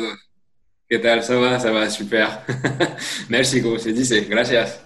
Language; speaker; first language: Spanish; non-native, fluent; French